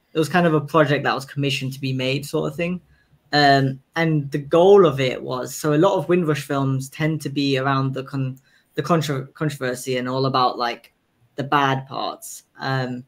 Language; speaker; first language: English; native; English